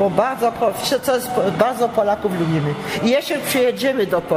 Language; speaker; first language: Polish; early bilingual, heritage; Polish